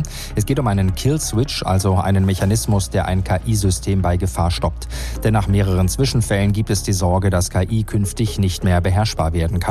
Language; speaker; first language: German; native; German